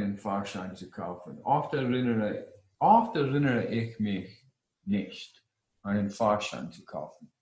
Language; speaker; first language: German; non-native, fluent; English